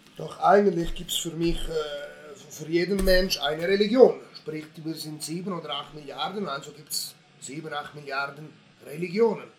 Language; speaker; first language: German; native; German